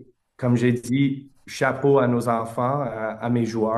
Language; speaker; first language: French; non-native, fluent; English